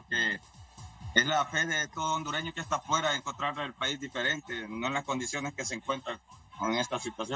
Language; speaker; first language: Spanish; native; Spanish